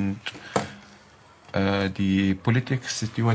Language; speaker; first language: German; non-native, learner; Arabic